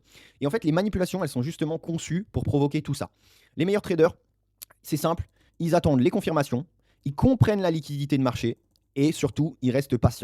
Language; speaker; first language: French; native; French